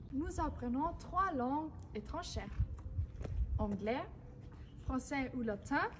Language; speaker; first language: French; non-native, learner; German